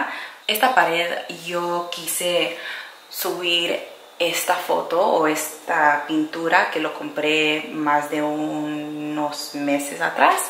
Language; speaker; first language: Spanish; early bilingual, heritage; Spanish